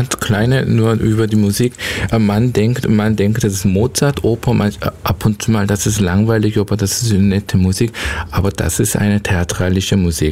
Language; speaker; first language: German; non-native, learner; Korean